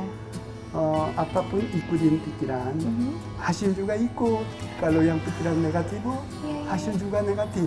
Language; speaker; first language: Indonesian; non-native, learner; Korean